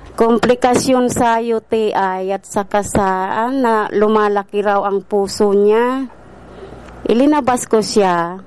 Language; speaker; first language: Filipino; non-native, local second language; Bikol